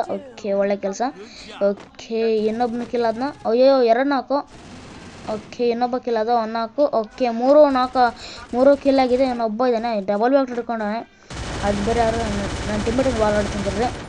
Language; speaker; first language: Kannada; native; Kannada